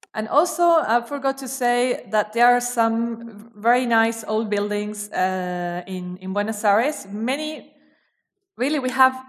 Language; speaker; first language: English; non-native, fluent; Spanish